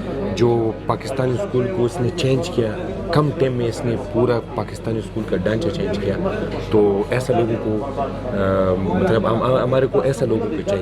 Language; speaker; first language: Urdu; non-native, local second language; Pashto